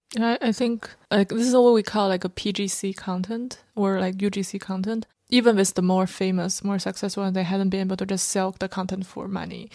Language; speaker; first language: English; non-native, fluent; Chinese